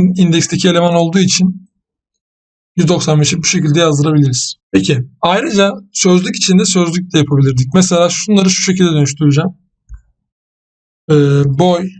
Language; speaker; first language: Turkish; native; Turkish